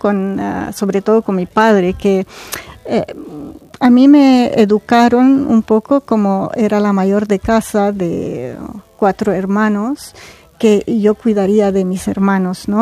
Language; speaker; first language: Spanish; non-native, fluent; Arabic